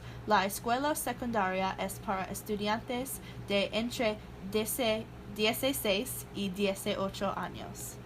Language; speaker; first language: Spanish; non-native, learner; English